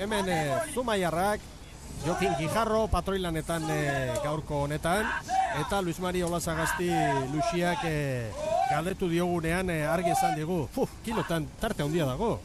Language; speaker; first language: Basque; native; Basque